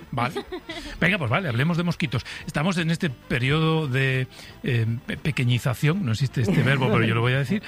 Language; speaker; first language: Spanish; native; Spanish